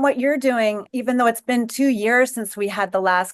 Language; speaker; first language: English; native; English